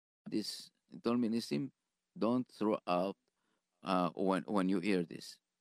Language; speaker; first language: English; non-native, fluent; Hebrew